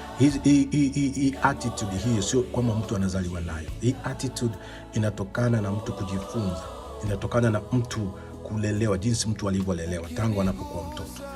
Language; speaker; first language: Swahili; native; Swahili